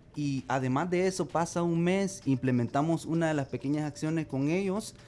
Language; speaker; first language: Spanish; native; Spanish